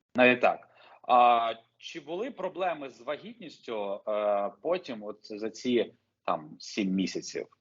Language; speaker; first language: Ukrainian; native; Ukrainian